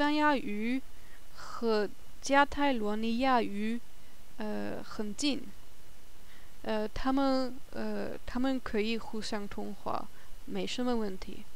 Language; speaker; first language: Chinese; non-native, learner; German